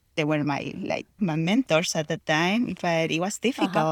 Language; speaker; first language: English; non-native, fluent; Spanish